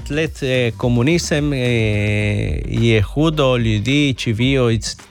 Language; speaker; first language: Slovenian; non-native, learner; Spanish